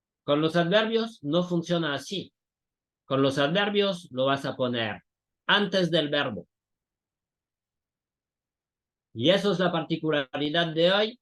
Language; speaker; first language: Spanish; non-native, fluent; French